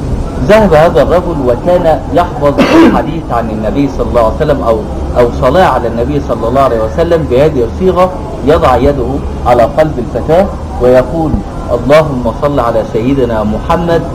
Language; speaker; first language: Arabic; native; Arabic